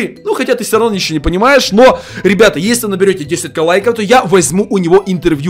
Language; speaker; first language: Russian; native; Russian